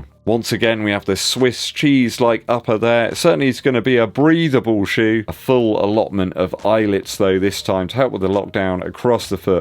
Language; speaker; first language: English; native; English